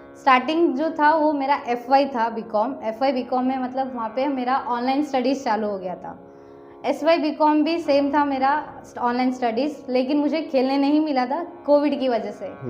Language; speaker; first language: Hindi; non-native, local second language; Nepali